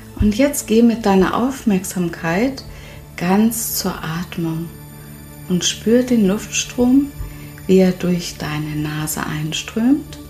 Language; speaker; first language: German; native; German